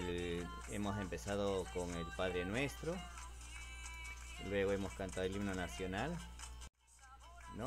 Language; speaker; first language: Spanish; native; Spanish